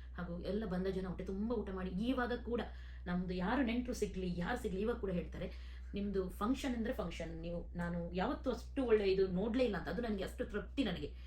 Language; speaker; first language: Kannada; non-native, local second language; Konkani